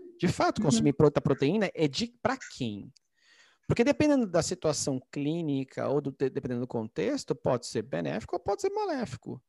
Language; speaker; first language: Portuguese; native; Portuguese